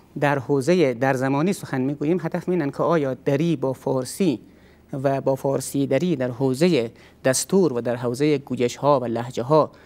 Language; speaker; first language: Persian; native; Persian